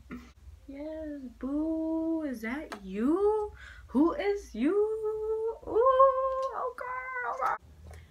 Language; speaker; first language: English; native; English